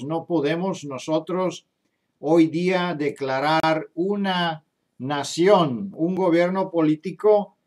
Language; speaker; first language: Spanish; non-native, fluent; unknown